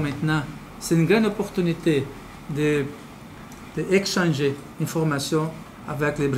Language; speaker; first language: French; non-native, learner; Portuguese